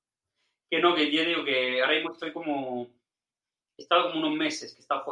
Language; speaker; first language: Spanish; native; Spanish